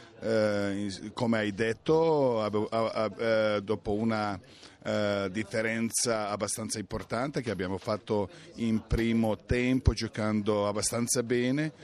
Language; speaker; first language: Italian; non-native, fluent; Croatian